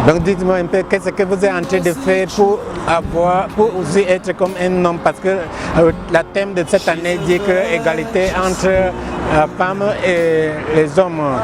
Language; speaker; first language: French; non-native, local second language; English